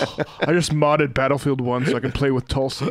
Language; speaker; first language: English; native; English